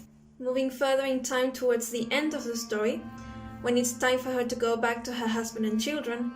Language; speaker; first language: English; non-native, fluent; Spanish